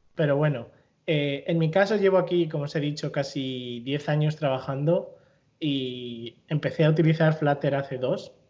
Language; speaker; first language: Spanish; native; Spanish